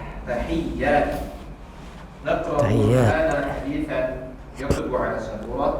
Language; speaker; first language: Arabic; non-native, learner; Indonesian